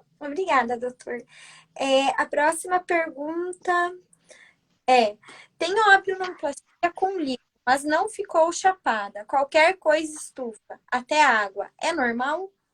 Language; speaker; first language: Portuguese; native; Portuguese